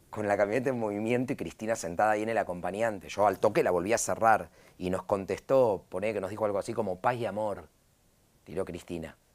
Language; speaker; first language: Spanish; native; Spanish